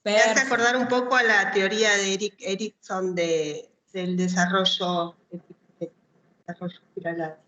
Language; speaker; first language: Spanish; native; Spanish